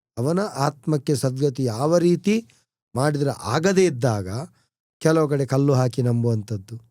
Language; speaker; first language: Kannada; non-native, local second language; Tulu